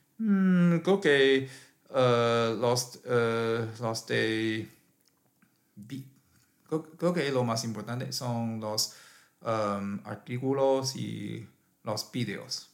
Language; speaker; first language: Spanish; non-native, learner; Chinese